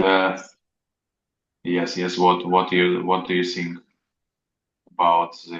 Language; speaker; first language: English; non-native, learner; Russian